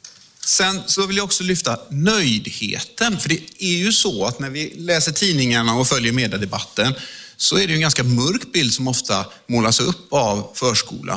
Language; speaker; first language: Swedish; native; Swedish